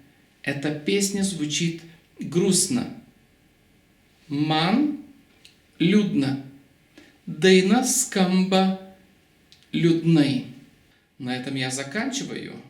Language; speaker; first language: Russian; non-native, local second language; Lithuanian